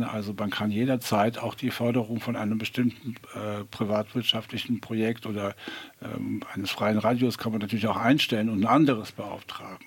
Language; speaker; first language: German; native; German